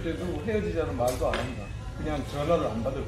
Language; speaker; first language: Korean; native; Korean